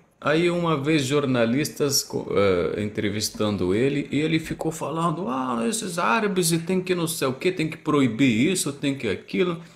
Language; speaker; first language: Portuguese; non-native, fluent; Arabic